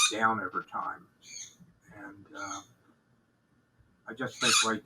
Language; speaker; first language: English; native; English